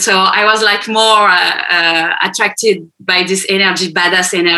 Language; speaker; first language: English; non-native, fluent; French